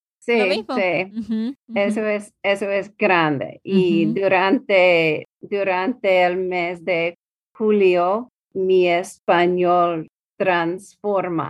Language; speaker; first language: Spanish; non-native, learner; English